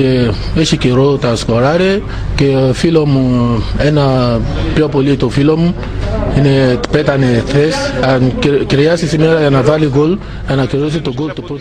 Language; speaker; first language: Greek; non-native, learner; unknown